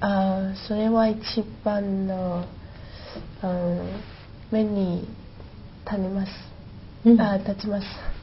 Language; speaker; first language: Japanese; non-native, learner; Chinese